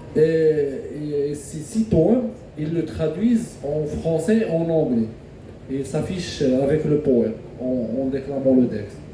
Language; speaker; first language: French; non-native, local second language; Arabic